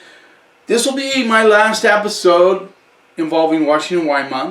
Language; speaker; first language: English; native; English